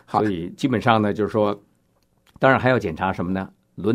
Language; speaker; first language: Chinese; native; Chinese